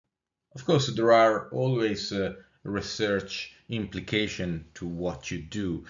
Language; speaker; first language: English; non-native, fluent; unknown